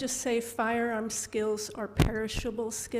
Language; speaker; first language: English; native; English